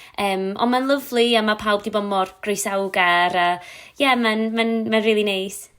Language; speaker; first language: Welsh; non-native, local second language; English